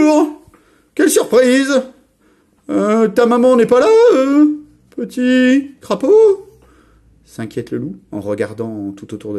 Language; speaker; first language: French; native; French